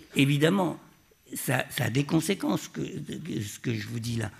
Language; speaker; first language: French; native; French